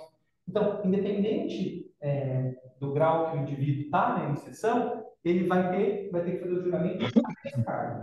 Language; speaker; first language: Portuguese; native; Portuguese